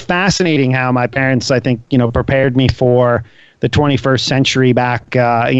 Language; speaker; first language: English; native; English